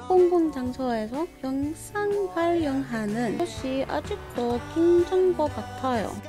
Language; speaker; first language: Korean; non-native, learner; English